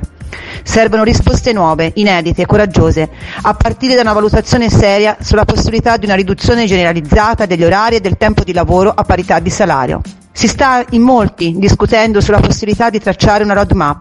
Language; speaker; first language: Italian; native; Italian